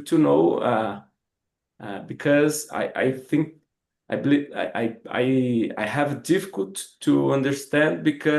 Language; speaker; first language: English; non-native, learner; Portuguese